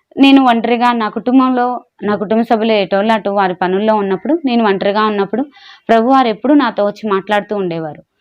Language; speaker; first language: Telugu; non-native, local second language; Urdu